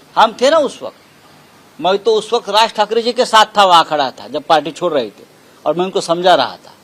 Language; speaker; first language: Hindi; non-native, local second language; Marathi